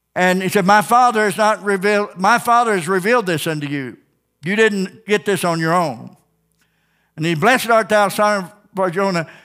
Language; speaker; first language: English; native; English